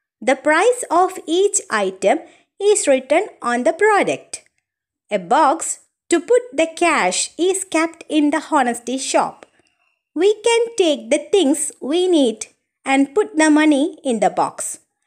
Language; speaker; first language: English; non-native, local second language; Malayalam